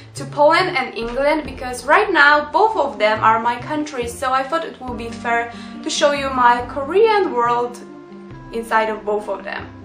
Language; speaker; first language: English; non-native, fluent; Polish